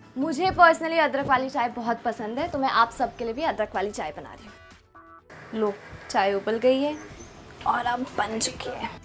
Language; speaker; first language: Hindi; early bilingual, heritage; Hindi